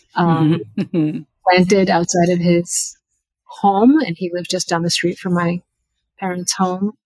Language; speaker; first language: English; early bilingual, other home language; Bangla